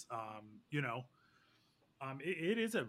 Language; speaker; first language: English; native; English